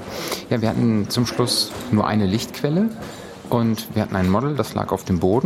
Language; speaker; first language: German; native; German